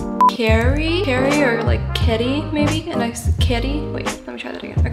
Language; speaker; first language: English; native; English